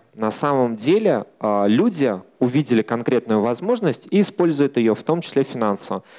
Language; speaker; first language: Russian; native; Russian